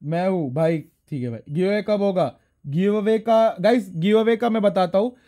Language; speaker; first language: Hindi; non-native, local second language; Marathi